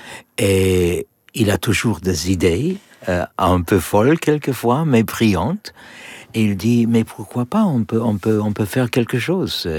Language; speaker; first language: French; non-native, learner; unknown